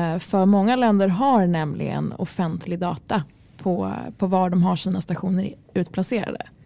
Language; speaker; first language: Swedish; early bilingual, other home language; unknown